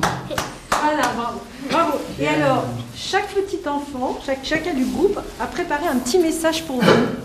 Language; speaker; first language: French; native; French